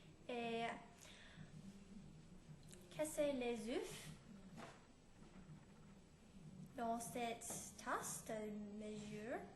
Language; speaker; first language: French; non-native, learner; English